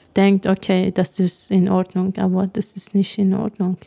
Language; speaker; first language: German; non-native, fluent; Persian